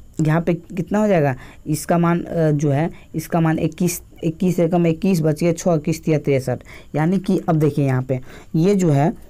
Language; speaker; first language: Hindi; native; Hindi